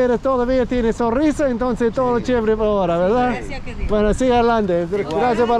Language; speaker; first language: Spanish; non-native, learner; English